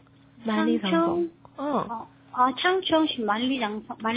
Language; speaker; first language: Chinese; non-native, learner; Korean